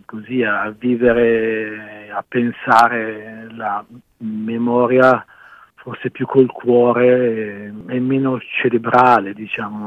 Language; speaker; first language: Italian; native; Italian